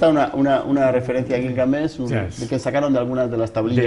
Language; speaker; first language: Spanish; native; Spanish